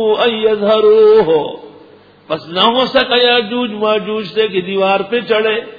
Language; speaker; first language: Urdu; non-native, local second language; Pashto